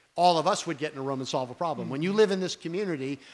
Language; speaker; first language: English; native; English